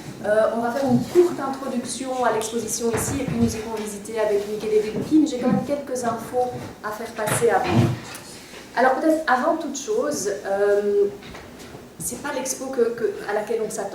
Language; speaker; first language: French; native; French